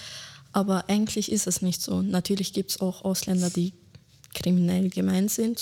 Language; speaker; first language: German; early bilingual, other home language; Bosnian